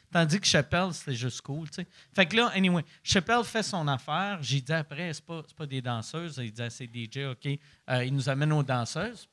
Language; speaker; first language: French; native; French